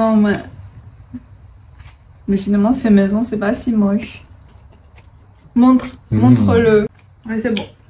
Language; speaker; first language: French; non-native, fluent; Chinese